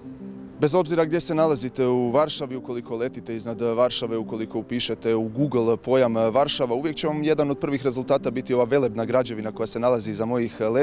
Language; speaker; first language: Croatian; native; Croatian